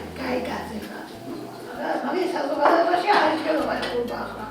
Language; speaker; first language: Georgian; native; Georgian